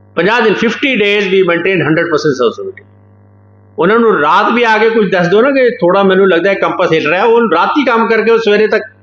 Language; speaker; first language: Hindi; non-native, local second language; Punjabi